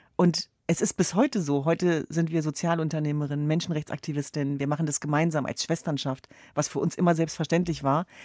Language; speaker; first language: German; early bilingual, other home language; Kurdish